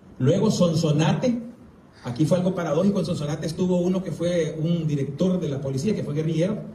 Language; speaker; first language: Spanish; native; Spanish